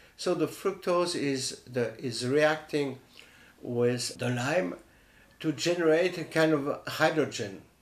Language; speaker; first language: English; non-native, fluent; French